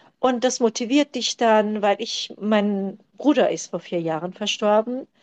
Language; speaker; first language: German; early bilingual, other home language; Turkish